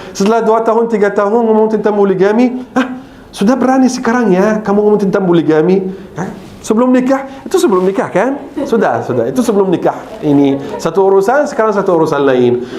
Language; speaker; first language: Malay; non-native, fluent; Arabic